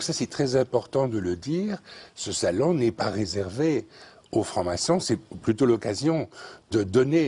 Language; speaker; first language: French; native; French